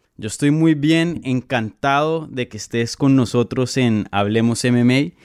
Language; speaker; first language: Spanish; native; Spanish